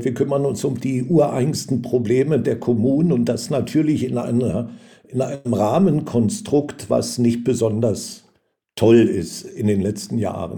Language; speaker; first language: German; native; German